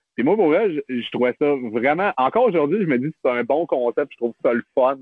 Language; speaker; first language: French; native; French